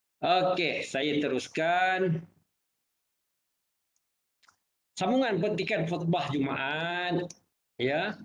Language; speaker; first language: Malay; native; Malay